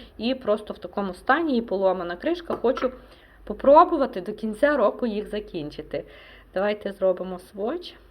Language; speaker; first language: Ukrainian; non-native, local second language; Russian